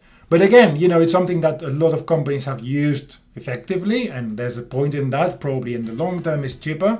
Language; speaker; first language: English; non-native, fluent; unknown